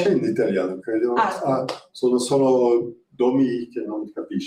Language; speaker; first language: Italian; non-native, learner; French